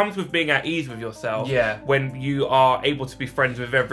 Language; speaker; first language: English; native; English